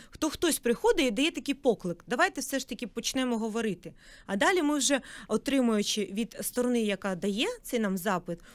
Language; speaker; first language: Ukrainian; non-native, local second language; Russian